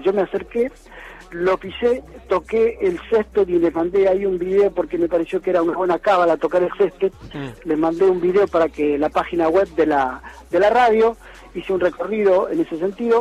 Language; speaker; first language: Spanish; native; Spanish